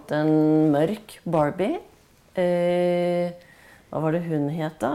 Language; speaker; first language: Norwegian; native; Norwegian